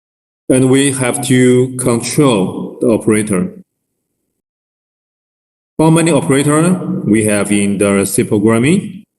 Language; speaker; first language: English; non-native, learner; Chinese